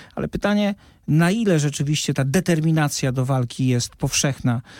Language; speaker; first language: Polish; native; Polish